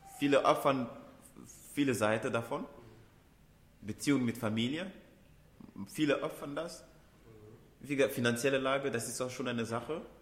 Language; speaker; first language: German; non-native, fluent; Ewe